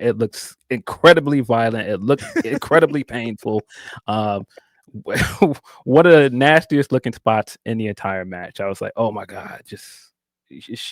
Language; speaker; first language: English; native; English